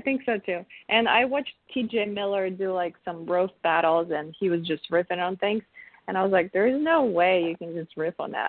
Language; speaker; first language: English; non-native, fluent; Russian